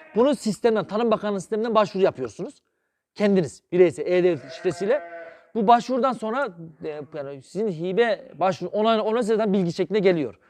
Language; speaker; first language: Turkish; native; Turkish